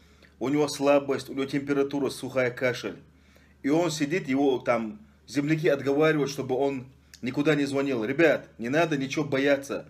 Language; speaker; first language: Russian; non-native, fluent; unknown